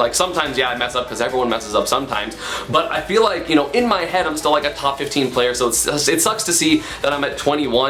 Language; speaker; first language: English; native; English